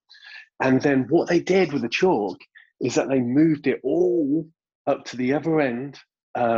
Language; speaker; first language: English; native; English